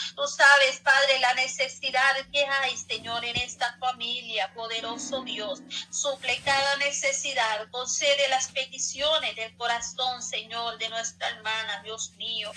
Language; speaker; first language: Spanish; native; Spanish